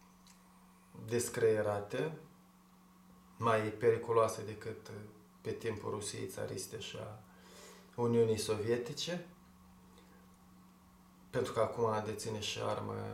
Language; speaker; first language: Romanian; native; Romanian